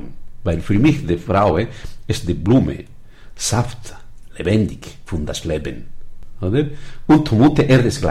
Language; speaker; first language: German; non-native, learner; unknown